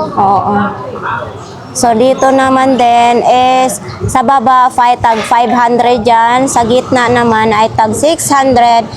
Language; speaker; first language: Filipino; non-native, local second language; Masbatenyo